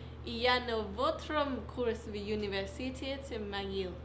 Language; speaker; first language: Russian; non-native, learner; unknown